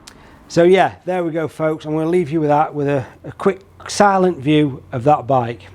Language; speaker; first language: English; native; English